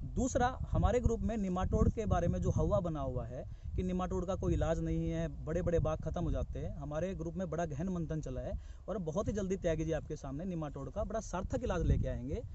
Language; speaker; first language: Hindi; native; Hindi